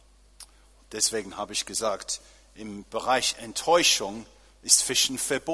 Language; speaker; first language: German; non-native, fluent; English